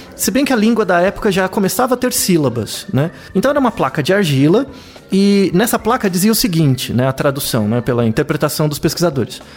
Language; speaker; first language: Portuguese; native; Portuguese